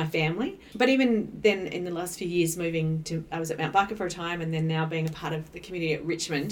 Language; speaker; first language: English; native; English